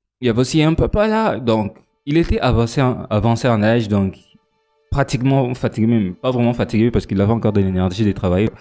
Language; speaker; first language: French; non-native, local second language; Lingala